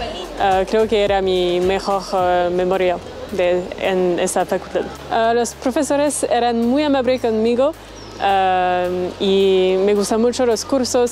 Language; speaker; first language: Spanish; non-native, learner; French